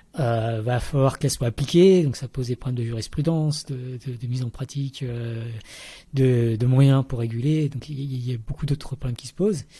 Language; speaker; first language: French; early bilingual, other home language; Vietnamese